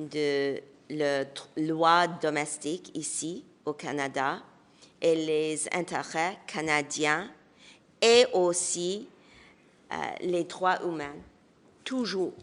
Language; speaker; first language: French; non-native, local second language; English